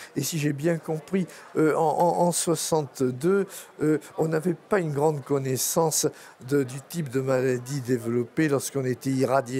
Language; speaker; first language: French; native; French